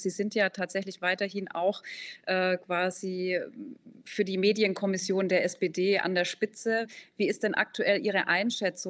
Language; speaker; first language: German; native; German